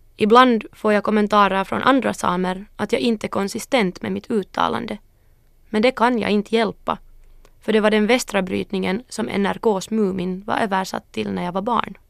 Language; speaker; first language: Swedish; early bilingual, other home language; Northern Sami